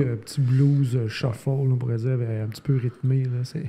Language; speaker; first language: French; native; French